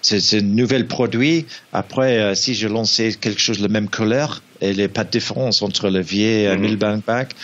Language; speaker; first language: French; non-native, learner; English